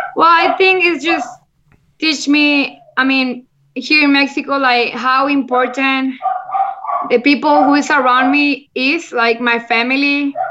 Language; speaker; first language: English; non-native, learner; Spanish